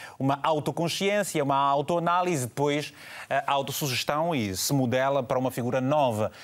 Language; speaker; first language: Portuguese; native; Portuguese